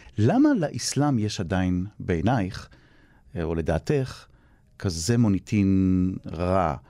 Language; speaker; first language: Hebrew; native; Hebrew